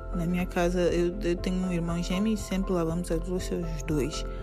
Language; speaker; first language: Portuguese; native; Portuguese